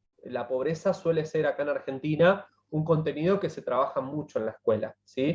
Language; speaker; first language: Spanish; native; Spanish